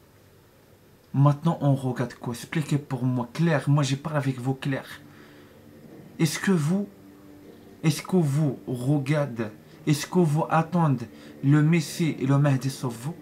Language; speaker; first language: French; non-native, learner; Arabic